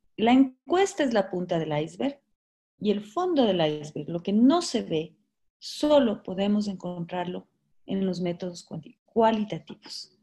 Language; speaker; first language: Spanish; native; Spanish